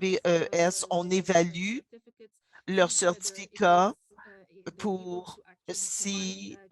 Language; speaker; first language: French; non-native, fluent; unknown